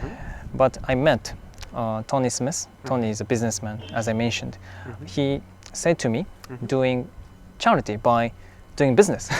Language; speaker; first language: English; non-native, fluent; Japanese